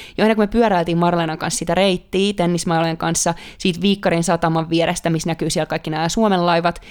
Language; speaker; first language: Finnish; native; Finnish